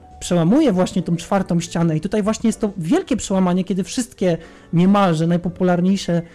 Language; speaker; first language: Polish; native; Polish